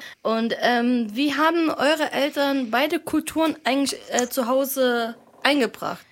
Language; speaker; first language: German; early bilingual, other home language; Arabic